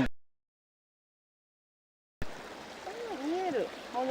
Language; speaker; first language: Japanese; native; Japanese